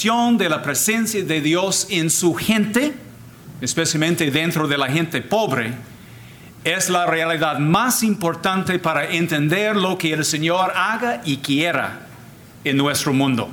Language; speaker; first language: Spanish; non-native, fluent; English